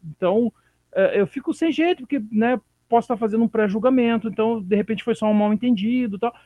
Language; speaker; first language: Portuguese; native; Portuguese